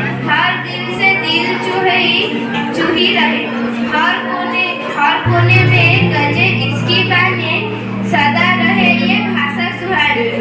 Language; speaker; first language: Hindi; non-native, local second language; Odia